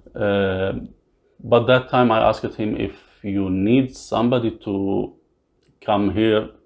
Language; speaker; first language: English; non-native, learner; Arabic